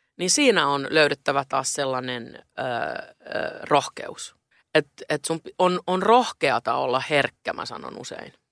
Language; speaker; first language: Finnish; non-native, local second language; Swedish